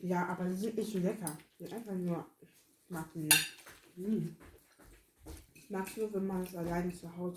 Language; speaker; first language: German; early bilingual, other home language; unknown